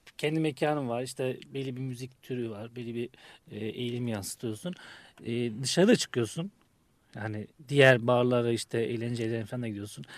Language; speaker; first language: Turkish; native; Turkish